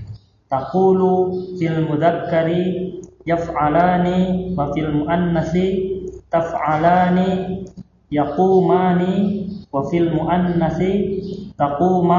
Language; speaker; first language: Arabic; non-native, learner; Indonesian